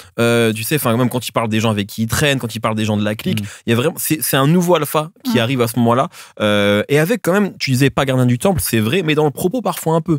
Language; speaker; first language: French; native; French